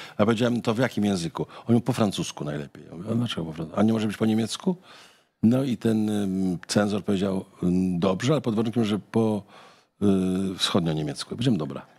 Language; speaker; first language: Polish; native; Polish